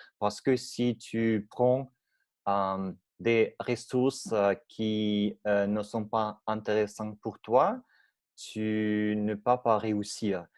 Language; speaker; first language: French; non-native, learner; Russian